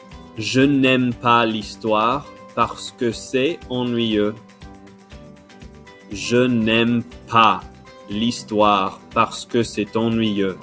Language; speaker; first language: French; non-native, fluent; English